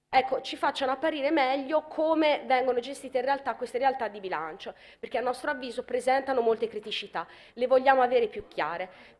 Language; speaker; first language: Italian; native; Italian